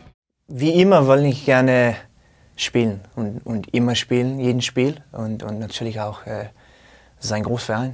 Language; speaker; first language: German; non-native, learner; Danish